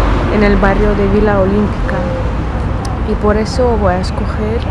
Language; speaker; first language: Spanish; non-native, fluent; Russian